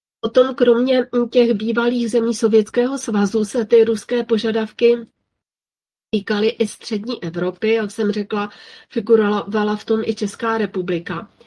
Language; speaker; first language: Czech; native; Czech